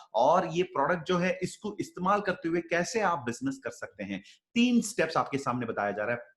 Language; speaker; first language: Hindi; non-native, local second language; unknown